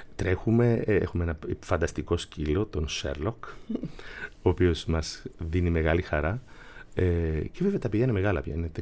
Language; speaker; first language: Greek; native; Greek